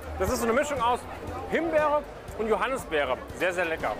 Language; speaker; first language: German; native; German